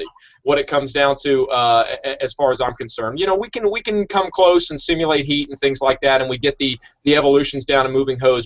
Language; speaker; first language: English; native; English